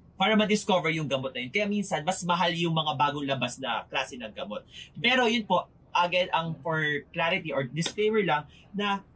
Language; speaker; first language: Filipino; native; Filipino